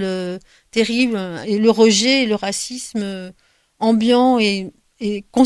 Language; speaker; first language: French; native; French